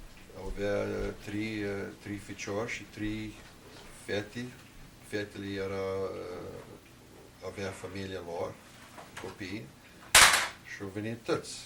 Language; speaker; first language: Romanian; early bilingual, heritage; Romanian